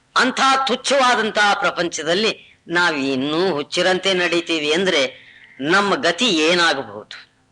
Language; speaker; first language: Kannada; non-native, local second language; Telugu